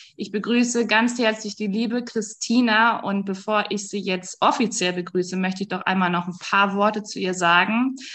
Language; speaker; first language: German; native; German